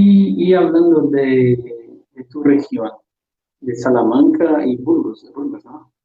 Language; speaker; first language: Spanish; non-native, learner; Portuguese